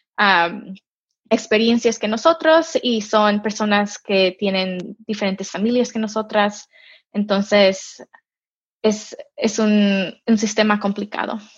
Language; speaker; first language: Spanish; early bilingual, heritage; Spanish